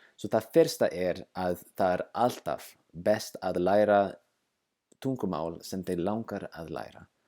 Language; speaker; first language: Icelandic; non-native, fluent; English